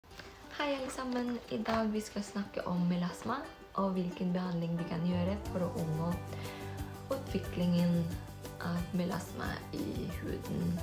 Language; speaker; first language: Norwegian; non-native, fluent; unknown